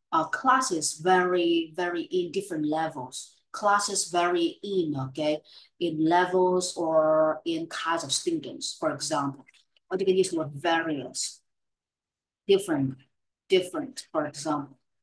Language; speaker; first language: English; non-native, fluent; Vietnamese